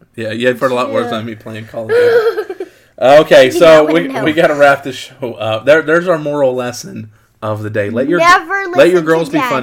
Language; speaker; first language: English; native; English